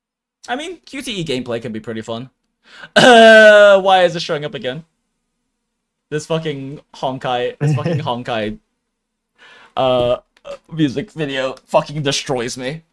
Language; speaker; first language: English; native; English